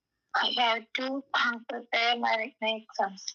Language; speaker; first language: English; non-native, learner; Malayalam